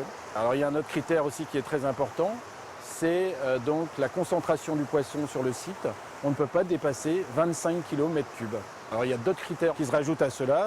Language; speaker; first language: French; native; French